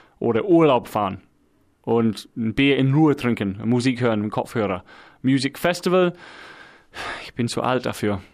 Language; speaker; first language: German; non-native, fluent; English